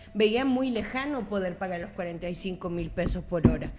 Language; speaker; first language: Spanish; native; Spanish